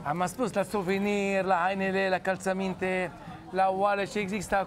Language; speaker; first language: Romanian; non-native, fluent; Hebrew